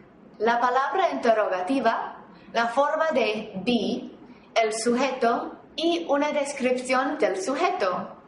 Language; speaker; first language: Spanish; non-native, fluent; English